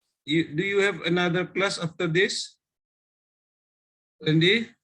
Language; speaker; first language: English; non-native, fluent; Indonesian